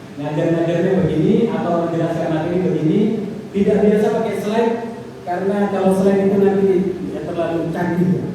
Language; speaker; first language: Indonesian; non-native, local second language; Madurese